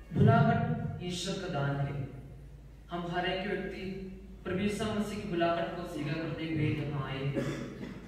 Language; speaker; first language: Hindi; non-native, local second language; Malayalam